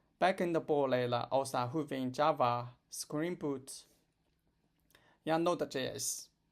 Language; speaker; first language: Finnish; non-native, learner; Chinese